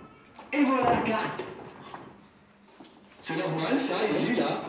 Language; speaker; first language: French; non-native, learner; Turkish